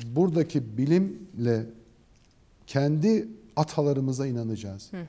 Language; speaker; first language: Turkish; native; Turkish